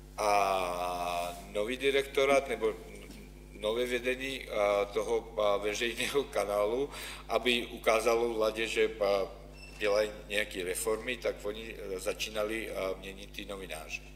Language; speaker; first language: Czech; non-native, fluent; Ukrainian